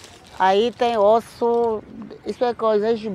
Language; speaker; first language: Portuguese; non-native, local second language; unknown